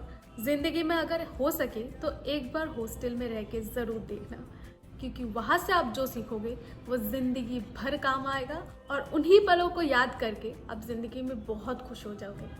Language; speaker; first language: Hindi; native; Hindi